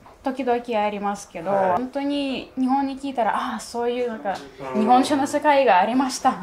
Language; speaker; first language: Japanese; non-native, fluent; Russian